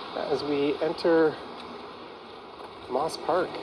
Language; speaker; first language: English; native; English